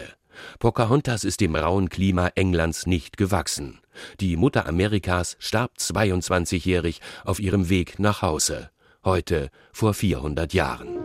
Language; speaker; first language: German; native; German